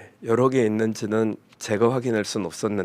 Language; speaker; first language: Korean; native; Korean